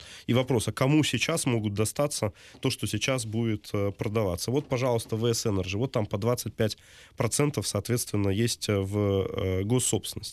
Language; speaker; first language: Russian; native; Russian